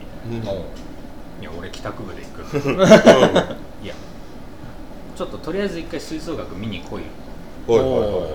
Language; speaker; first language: Japanese; native; Japanese